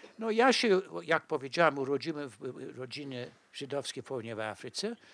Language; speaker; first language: Polish; non-native, fluent; English